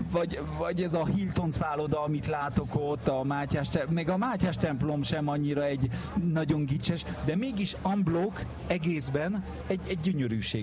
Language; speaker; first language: Hungarian; early bilingual, heritage; French